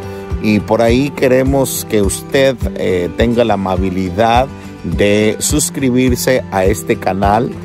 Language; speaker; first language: Spanish; native; Spanish